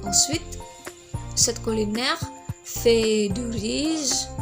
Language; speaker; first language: French; non-native, learner; Indonesian